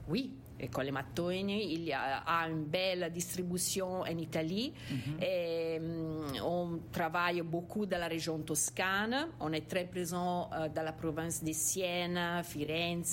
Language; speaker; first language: French; non-native, fluent; Italian